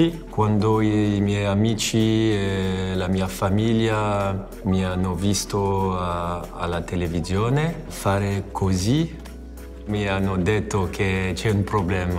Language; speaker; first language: Italian; non-native, fluent; French